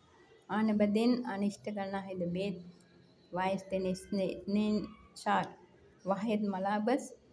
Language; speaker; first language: Arabic; non-native, learner; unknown